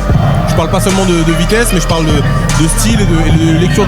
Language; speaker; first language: French; native; French